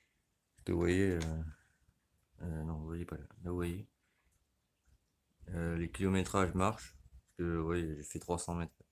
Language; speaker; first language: French; native; French